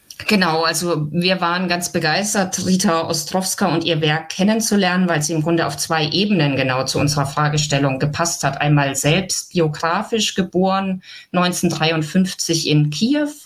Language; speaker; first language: German; native; German